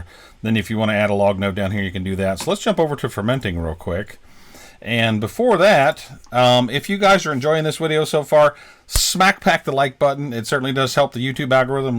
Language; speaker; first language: English; native; English